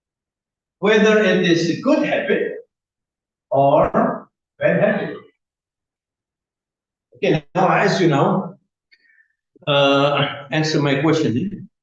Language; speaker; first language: English; non-native, fluent; Indonesian